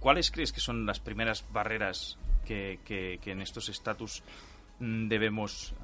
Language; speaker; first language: Spanish; non-native, local second language; Catalan